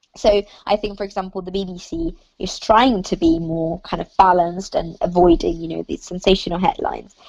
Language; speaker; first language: English; non-native, fluent; Italian